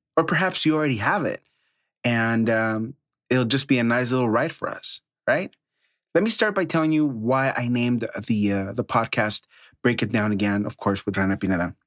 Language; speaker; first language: English; early bilingual, other home language; Spanish